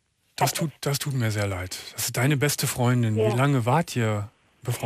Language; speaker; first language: German; native; German